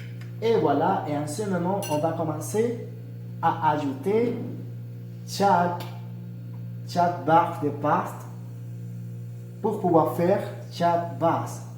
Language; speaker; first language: French; non-native, learner; Spanish